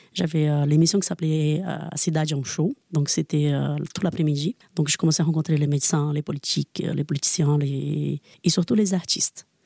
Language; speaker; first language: French; non-native, fluent; Portuguese